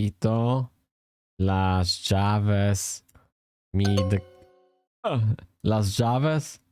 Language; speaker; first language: Spanish; non-native, learner; Polish